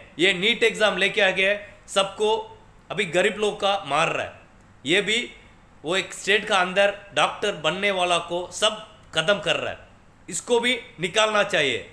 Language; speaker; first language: Hindi; non-native, local second language; Tamil